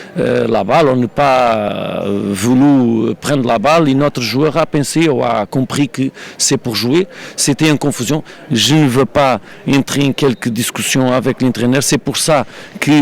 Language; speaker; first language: French; non-native, learner; Portuguese